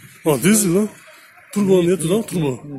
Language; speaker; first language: Russian; non-native, local second language; Kyrgyz